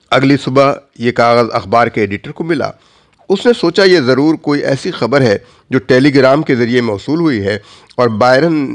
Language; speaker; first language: Urdu; native; Urdu